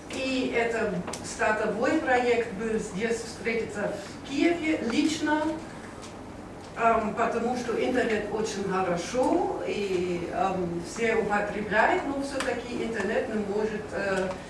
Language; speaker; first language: Russian; non-native, learner; German